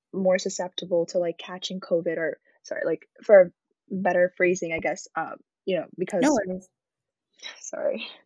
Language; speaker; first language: English; early bilingual, other home language; Arabic